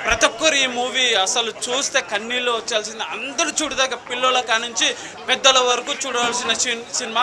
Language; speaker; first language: Telugu; native; Telugu